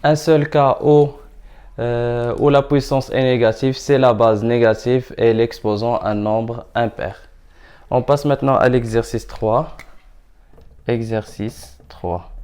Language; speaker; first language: French; non-native, local second language; Arabic